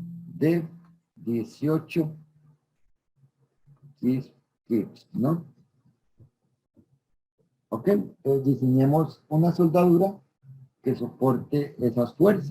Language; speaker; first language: Spanish; native; Spanish